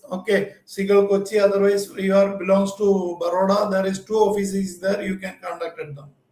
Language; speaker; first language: English; non-native, local second language; Malayalam